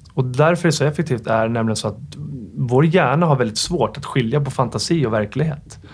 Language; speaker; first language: Swedish; native; Swedish